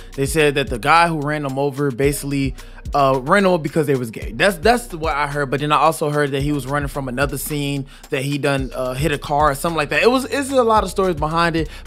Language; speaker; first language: English; native; English